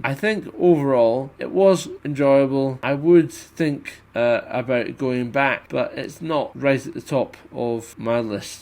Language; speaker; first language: English; native; English